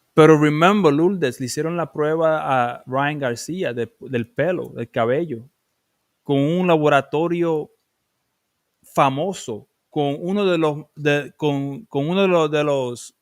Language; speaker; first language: Spanish; early bilingual, other home language; English